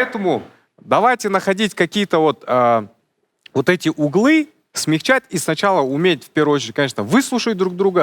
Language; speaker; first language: Russian; non-native, local second language; Kazakh